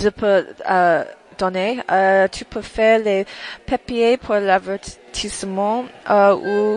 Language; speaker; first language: French; non-native, learner; English